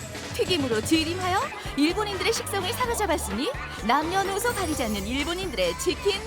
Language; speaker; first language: Korean; native; Korean